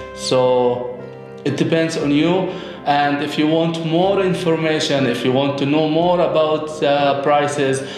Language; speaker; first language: English; non-native, fluent; Arabic